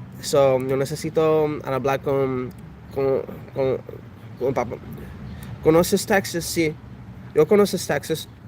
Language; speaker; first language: Spanish; early bilingual, heritage; English